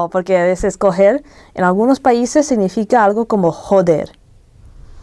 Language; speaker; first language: Spanish; early bilingual, heritage; English